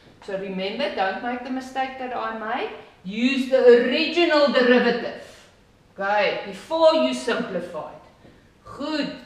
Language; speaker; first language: English; non-native, local second language; Afrikaans